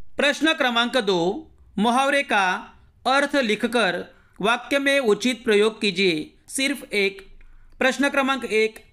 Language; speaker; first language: Hindi; non-native, local second language; Marathi